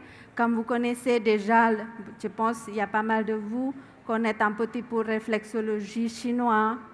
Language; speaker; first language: French; non-native, learner; Indonesian